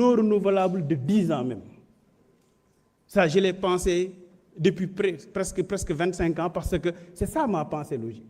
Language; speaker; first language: French; non-native, local second language; Wolof